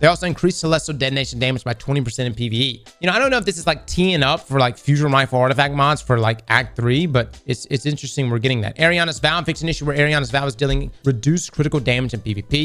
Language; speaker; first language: English; native; English